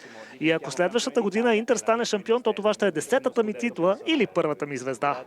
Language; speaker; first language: Bulgarian; non-native, fluent; Italian